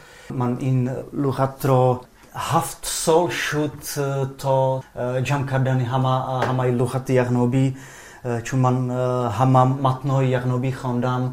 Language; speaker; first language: Persian; non-native, fluent; Czech